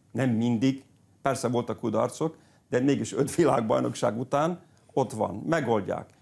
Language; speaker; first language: Hungarian; early bilingual, heritage; Hungarian